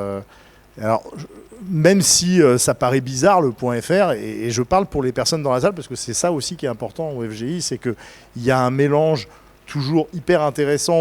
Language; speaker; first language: French; native; French